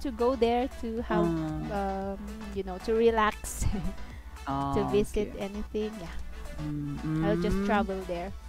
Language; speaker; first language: English; non-native, fluent; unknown